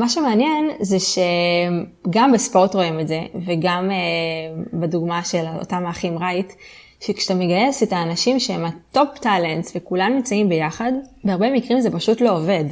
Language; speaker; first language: Hebrew; native; Hebrew